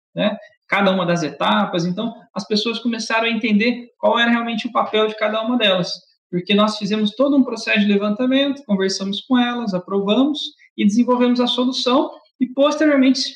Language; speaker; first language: Portuguese; native; Portuguese